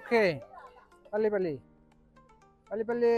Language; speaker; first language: Korean; non-native, learner; Bangla